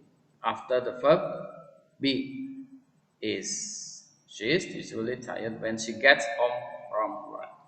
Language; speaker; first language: English; non-native, fluent; Indonesian